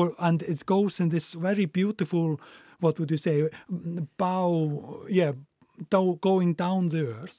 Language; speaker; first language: English; non-native, fluent; Icelandic